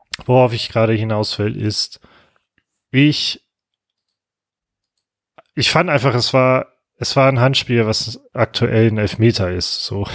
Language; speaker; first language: German; native; German